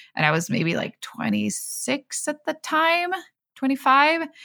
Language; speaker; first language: English; non-native, fluent; Swedish